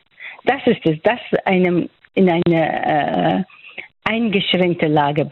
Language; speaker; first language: German; non-native, fluent; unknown